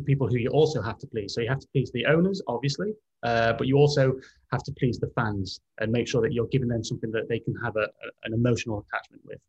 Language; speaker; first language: English; native; English